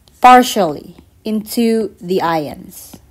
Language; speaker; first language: English; non-native, fluent; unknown